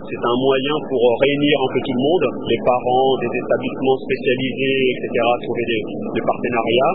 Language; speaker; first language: French; early bilingual, other home language; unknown